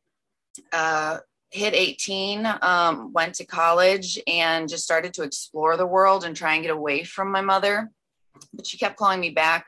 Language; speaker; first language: English; native; English